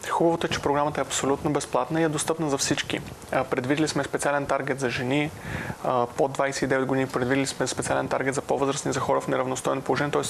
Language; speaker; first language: Bulgarian; native; Bulgarian